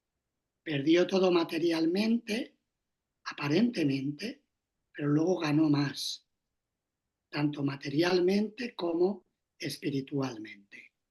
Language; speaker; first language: Spanish; native; Spanish